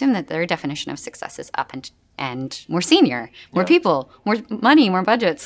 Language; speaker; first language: English; native; English